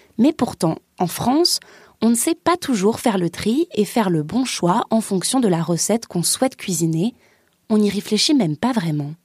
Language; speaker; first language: French; native; French